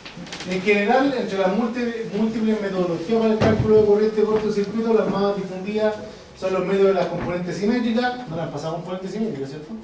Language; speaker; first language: Spanish; native; Spanish